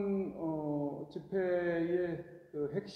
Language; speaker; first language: Korean; native; Korean